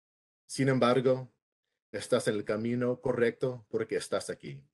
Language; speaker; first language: Spanish; early bilingual, heritage; English